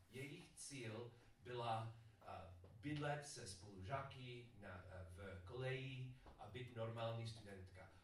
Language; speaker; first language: Czech; non-native, learner; English